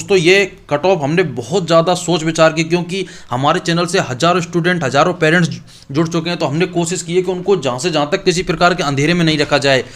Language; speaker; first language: Hindi; native; Hindi